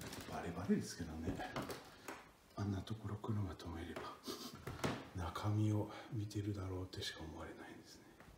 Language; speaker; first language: Japanese; non-native, fluent; French